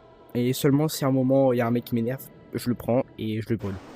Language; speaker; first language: French; native; French